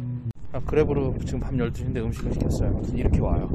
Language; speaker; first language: Korean; native; Korean